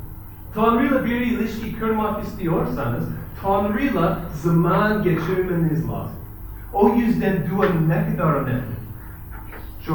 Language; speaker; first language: Turkish; non-native, fluent; English